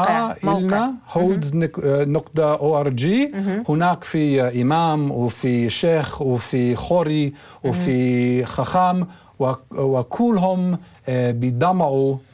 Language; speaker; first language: Arabic; non-native, learner; English